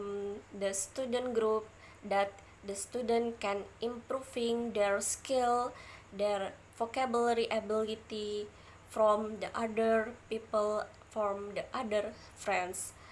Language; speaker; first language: English; non-native, learner; Indonesian